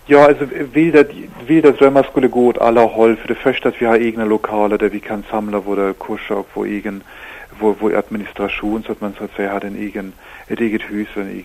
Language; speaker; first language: Swedish; non-native, fluent; German